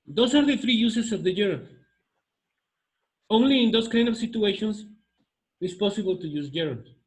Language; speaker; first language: English; non-native, fluent; Spanish